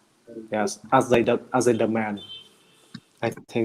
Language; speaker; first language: English; non-native, learner; Vietnamese